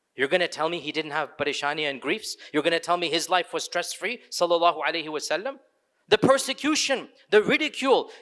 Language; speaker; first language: English; early bilingual, other home language; Urdu